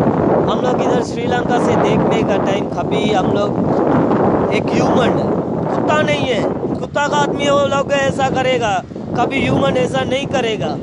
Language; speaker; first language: Hindi; non-native, learner; Tamil